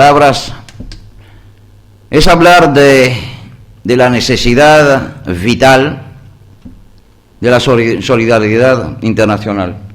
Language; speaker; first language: Spanish; non-native, learner; Greek